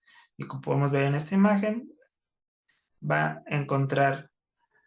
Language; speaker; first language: Spanish; native; Spanish